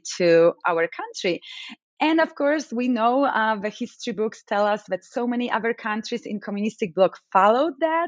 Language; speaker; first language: English; non-native, fluent; Polish